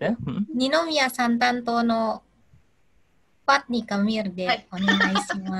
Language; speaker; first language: Japanese; non-native, fluent; Indonesian